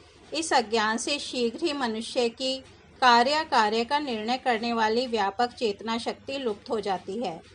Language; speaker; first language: Hindi; native; Hindi